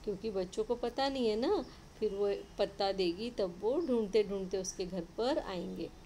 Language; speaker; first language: Hindi; non-native, local second language; Marathi